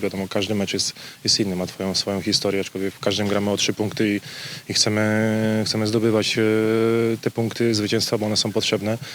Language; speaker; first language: Polish; native; Polish